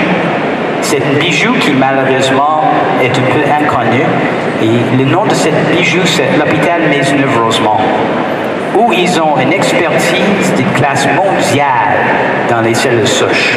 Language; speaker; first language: French; non-native, fluent; English